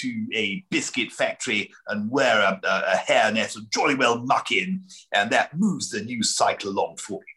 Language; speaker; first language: English; native; English